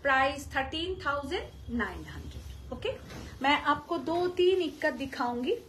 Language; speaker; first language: Hindi; non-native, local second language; Bangla